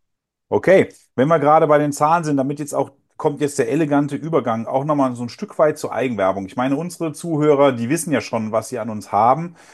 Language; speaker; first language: German; native; German